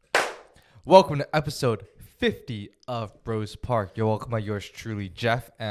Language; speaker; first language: English; native; English